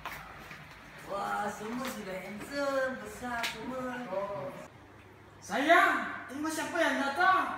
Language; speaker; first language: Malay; non-native, local second language; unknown